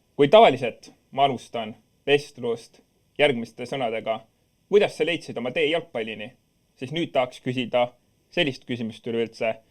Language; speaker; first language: Estonian; native; Estonian